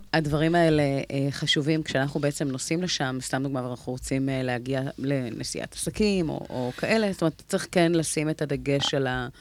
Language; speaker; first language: Hebrew; native; Hebrew